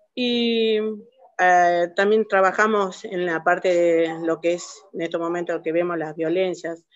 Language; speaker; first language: Spanish; native; Spanish